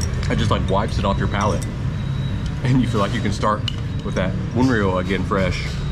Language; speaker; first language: English; native; English